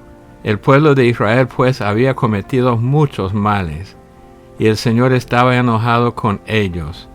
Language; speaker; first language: Spanish; native; Spanish